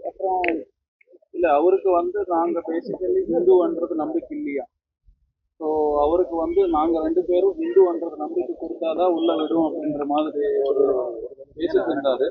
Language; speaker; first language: Tamil; non-native, local second language; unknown